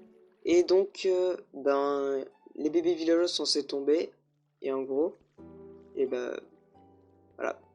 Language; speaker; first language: French; native; French